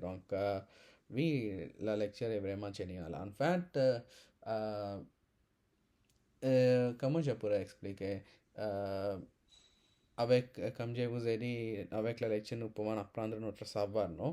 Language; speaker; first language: French; non-native, learner; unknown